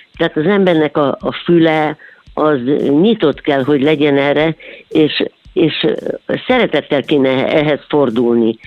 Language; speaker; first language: Hungarian; native; Hungarian